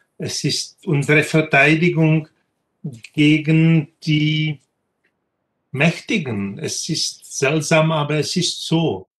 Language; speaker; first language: German; non-native, fluent; Czech